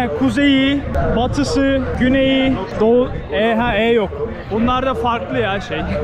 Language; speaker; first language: Turkish; native; Turkish